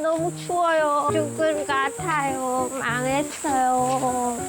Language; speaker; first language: Korean; non-native, learner; Vietnamese